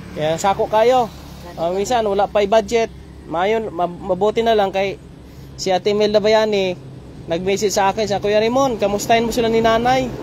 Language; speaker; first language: Filipino; non-native, local second language; Cebuano